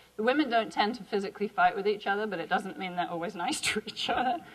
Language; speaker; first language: English; native; English